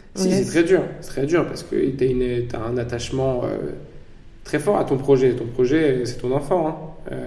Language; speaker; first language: French; native; French